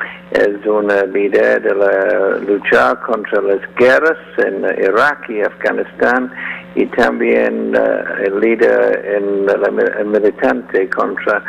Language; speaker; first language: Spanish; non-native, learner; English